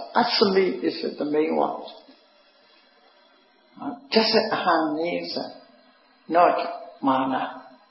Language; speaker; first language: English; non-native, fluent; Burmese